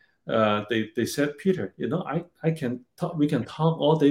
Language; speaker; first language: English; non-native, local second language; Cantonese